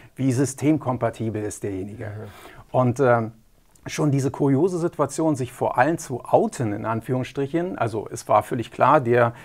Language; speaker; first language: German; native; German